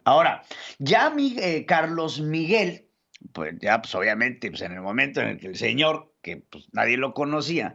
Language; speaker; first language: Spanish; native; Spanish